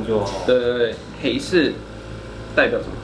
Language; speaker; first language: Chinese; non-native, fluent; Swedish